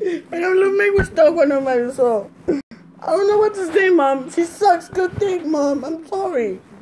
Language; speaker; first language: English; early bilingual, other home language; Spanish